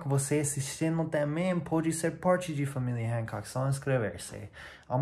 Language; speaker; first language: Portuguese; non-native, learner; English